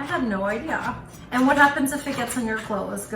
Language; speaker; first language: English; native; English